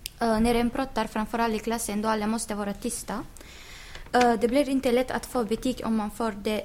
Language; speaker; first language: Swedish; non-native, learner; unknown